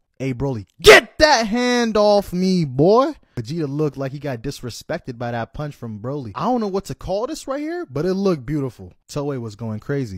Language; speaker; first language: English; native; English